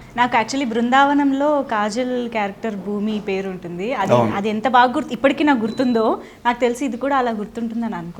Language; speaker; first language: Telugu; native; Telugu